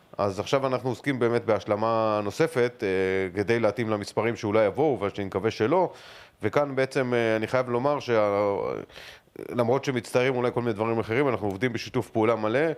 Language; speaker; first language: Hebrew; native; Hebrew